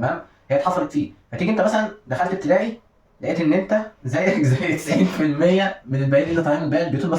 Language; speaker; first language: Arabic; native; Arabic